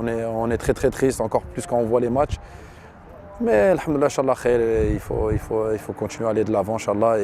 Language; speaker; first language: French; early bilingual, other home language; Arabic